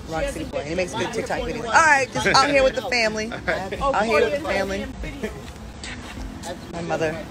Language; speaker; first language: English; native; English